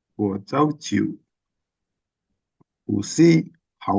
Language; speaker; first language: Chinese; non-native, learner; Indonesian